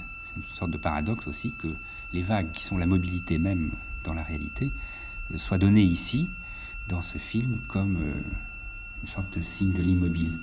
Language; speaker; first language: French; native; French